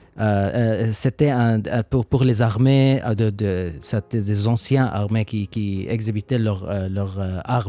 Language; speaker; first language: French; non-native, learner; Arabic